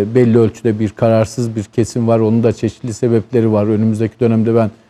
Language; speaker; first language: Turkish; native; Turkish